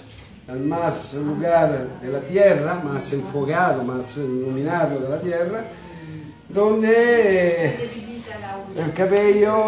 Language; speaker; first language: Spanish; non-native, learner; Italian